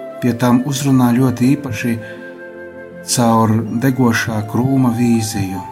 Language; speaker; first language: Latvian; native; Latvian